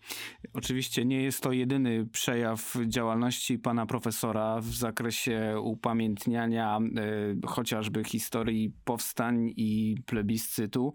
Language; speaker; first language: Polish; native; Polish